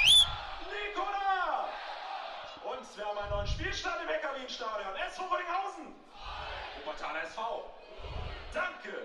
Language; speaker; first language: German; native; German